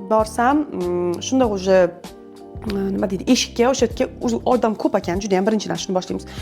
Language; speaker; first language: Uzbek; non-native, local second language; Russian